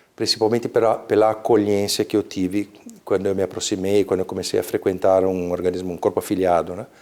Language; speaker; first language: Portuguese; early bilingual, other home language; Italian